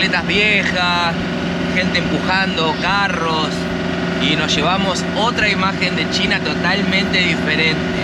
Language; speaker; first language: Spanish; native; Spanish